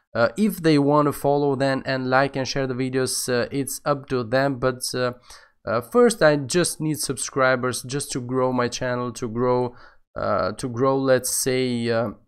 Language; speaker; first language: English; non-native, fluent; Albanian